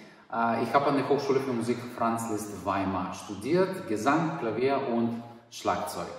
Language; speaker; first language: German; non-native, fluent; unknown